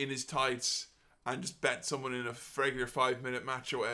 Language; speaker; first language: English; native; English